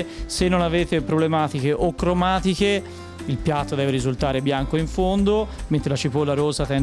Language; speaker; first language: Italian; native; Italian